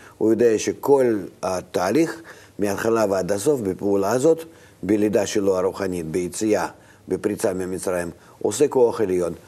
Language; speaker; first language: Hebrew; non-native, fluent; Russian